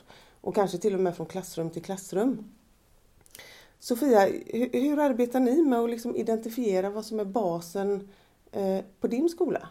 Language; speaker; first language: Swedish; native; Swedish